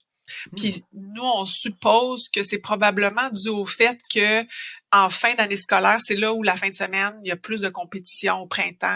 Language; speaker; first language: French; native; French